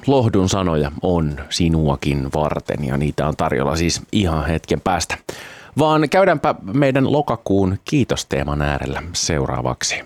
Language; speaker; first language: Finnish; native; Finnish